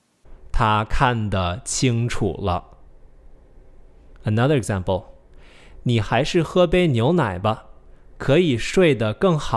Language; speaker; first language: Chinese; non-native, fluent; English